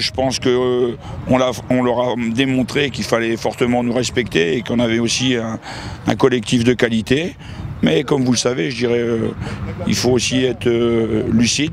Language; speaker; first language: French; native; French